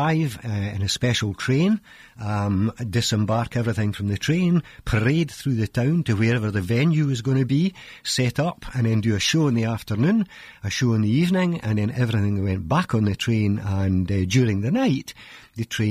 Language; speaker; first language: English; native; English